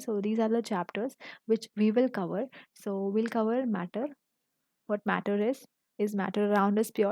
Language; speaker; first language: English; non-native, local second language; Hindi